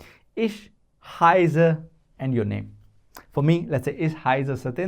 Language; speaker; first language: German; non-native, fluent; Hindi